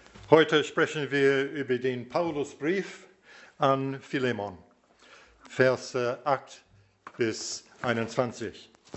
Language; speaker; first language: German; non-native, learner; English